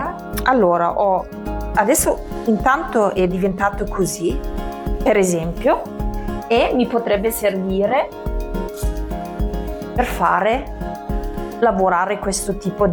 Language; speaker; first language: Italian; non-native, fluent; German